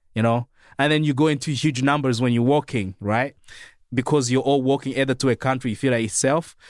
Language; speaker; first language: English; non-native, fluent; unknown